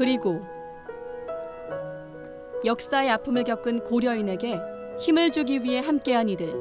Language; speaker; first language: Korean; native; Korean